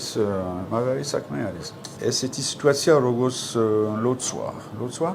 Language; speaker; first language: Georgian; non-native, learner; French